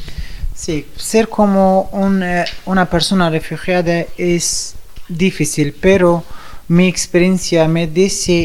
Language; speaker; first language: Spanish; non-native, fluent; Persian